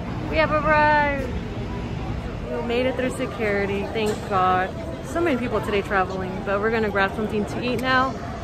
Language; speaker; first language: English; early bilingual, other home language; Spanish